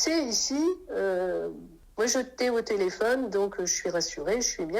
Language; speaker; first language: French; native; French